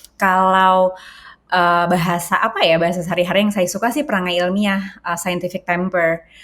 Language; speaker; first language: Indonesian; early bilingual, other home language; English